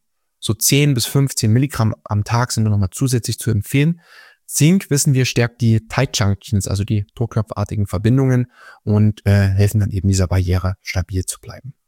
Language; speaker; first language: German; native; German